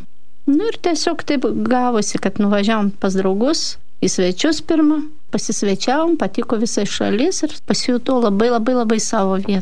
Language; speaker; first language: Lithuanian; non-native, fluent; Russian